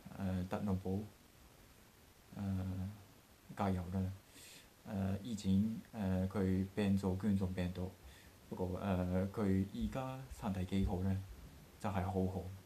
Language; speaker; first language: Chinese; non-native, learner; Japanese